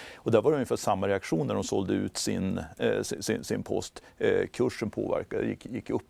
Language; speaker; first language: Swedish; native; Swedish